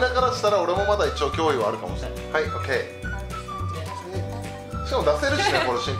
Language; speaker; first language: Japanese; native; Japanese